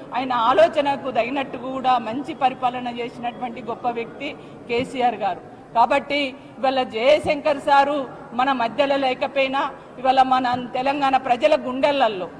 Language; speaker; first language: Telugu; native; Telugu